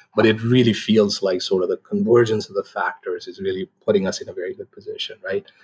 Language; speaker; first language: English; non-native, local second language; Nepali